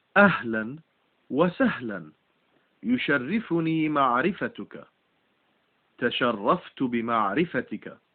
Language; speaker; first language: Arabic; non-native, fluent; English